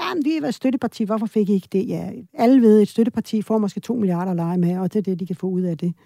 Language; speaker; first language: Danish; early bilingual, other home language; Swedish